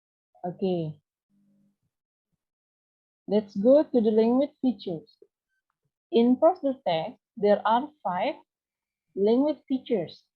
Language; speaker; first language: English; non-native, learner; Indonesian